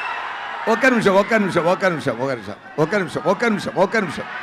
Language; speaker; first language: Telugu; non-native, learner; Tamil